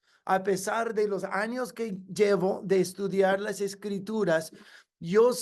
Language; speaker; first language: Spanish; non-native, fluent; English